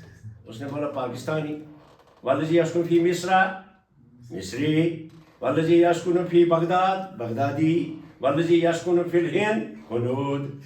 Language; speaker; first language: Arabic; non-native, fluent; Kashmiri